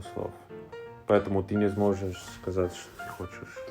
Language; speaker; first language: Russian; non-native, learner; Spanish